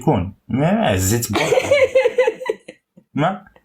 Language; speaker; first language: Arabic; native; Arabic